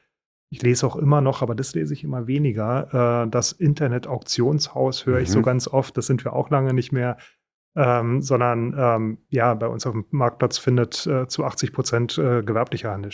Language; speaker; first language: German; native; German